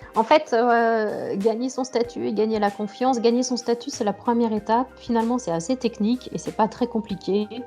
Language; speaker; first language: French; native; French